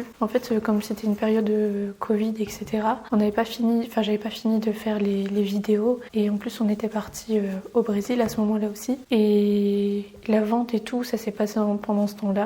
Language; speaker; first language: French; native; French